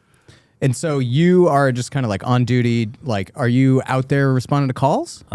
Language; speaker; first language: English; native; English